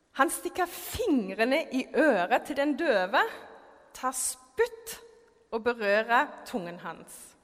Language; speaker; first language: Norwegian; non-native, fluent; German